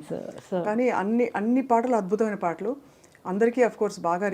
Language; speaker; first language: Telugu; native; Telugu